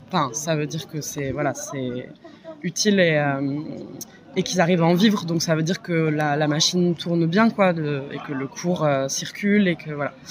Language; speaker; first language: French; native; French